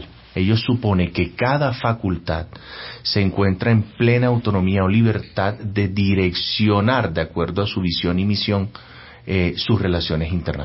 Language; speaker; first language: Spanish; native; Spanish